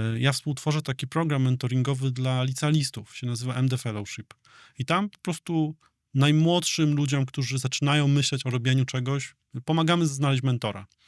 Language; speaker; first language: Polish; native; Polish